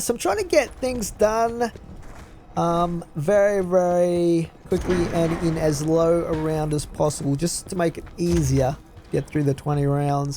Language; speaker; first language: English; native; English